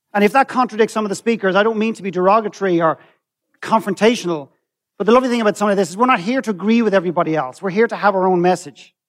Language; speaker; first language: English; native; English